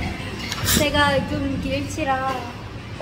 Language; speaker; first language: Korean; non-native, fluent; Indonesian